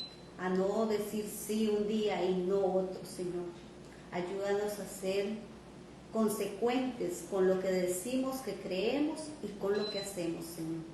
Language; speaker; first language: Spanish; native; Spanish